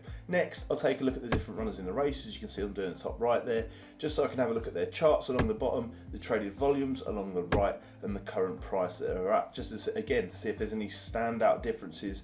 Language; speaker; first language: English; native; English